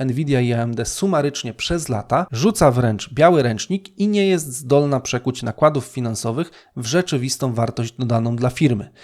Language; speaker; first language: Polish; native; Polish